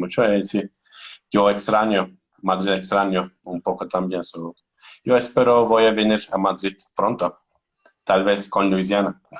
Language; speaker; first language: Spanish; non-native, learner; Turkish